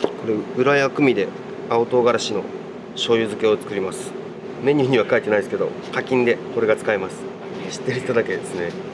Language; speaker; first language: Japanese; native; Japanese